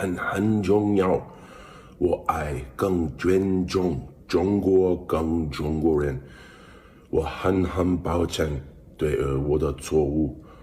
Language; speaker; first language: Chinese; non-native, learner; English